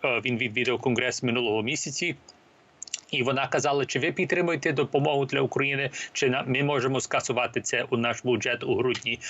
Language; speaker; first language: Ukrainian; early bilingual, heritage; Ukrainian